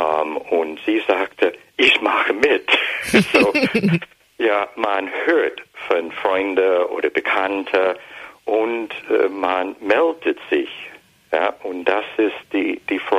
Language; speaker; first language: German; non-native, fluent; English